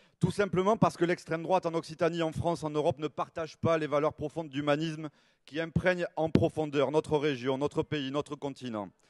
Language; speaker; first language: French; native; French